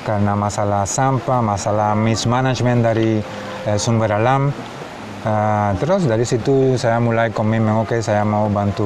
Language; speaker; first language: Indonesian; non-native, fluent; Spanish